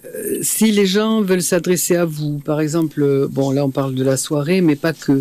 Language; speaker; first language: French; native; French